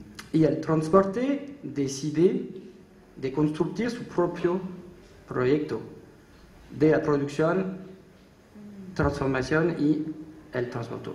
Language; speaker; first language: Spanish; non-native, learner; French